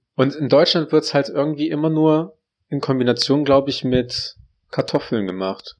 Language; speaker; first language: German; early bilingual, other home language; Russian